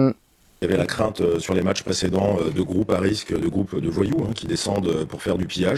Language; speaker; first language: French; native; French